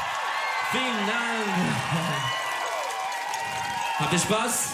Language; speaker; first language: German; non-native, learner; Turkish